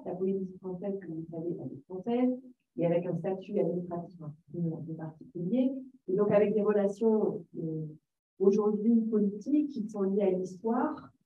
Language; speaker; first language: French; native; French